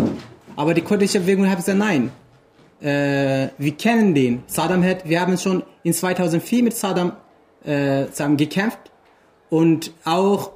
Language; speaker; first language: German; non-native, fluent; Kurdish